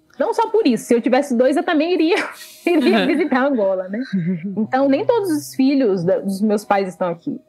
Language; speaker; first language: Portuguese; early bilingual, other home language; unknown